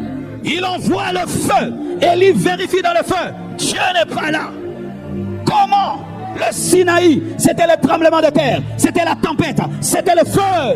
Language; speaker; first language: French; non-native, local second language; Lingala